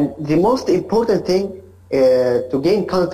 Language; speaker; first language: English; non-native, learner; Arabic